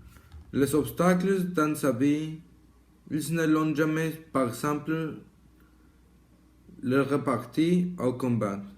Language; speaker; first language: French; non-native, learner; Spanish